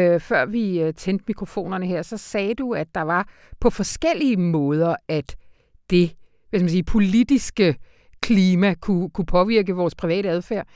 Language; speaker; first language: Danish; native; Danish